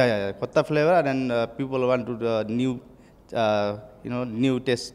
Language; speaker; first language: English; non-native, local second language; Telugu